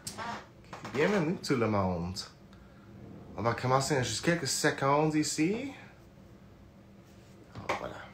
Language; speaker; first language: French; non-native, local second language; English